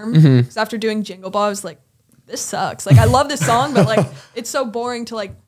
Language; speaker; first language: English; native; English